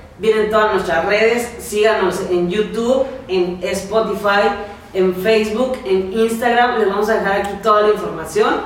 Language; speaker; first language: Spanish; native; Spanish